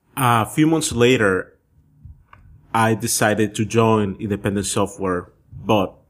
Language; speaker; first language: English; early bilingual, other home language; Spanish